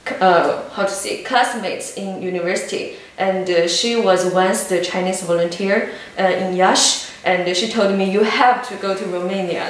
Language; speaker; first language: English; non-native, learner; Chinese